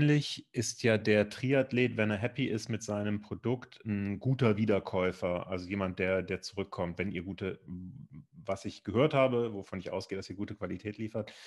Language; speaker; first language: German; native; German